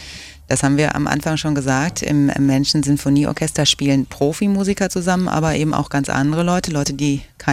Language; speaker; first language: German; native; German